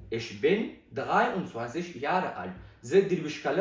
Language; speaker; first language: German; non-native, fluent; Pashto